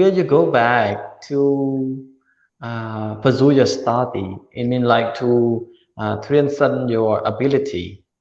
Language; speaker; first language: English; non-native, learner; Khmer